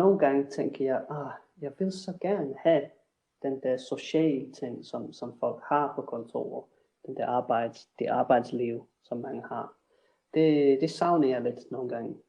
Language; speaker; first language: Danish; non-native, fluent; English